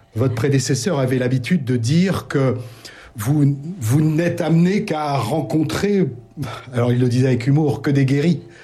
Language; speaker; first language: French; native; French